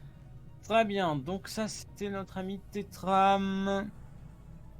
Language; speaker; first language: French; native; French